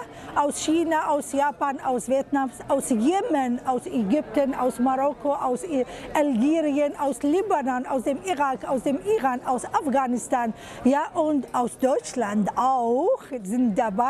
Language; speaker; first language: German; non-native, fluent; Arabic